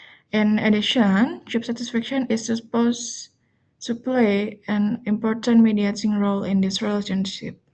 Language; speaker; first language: English; non-native, learner; Indonesian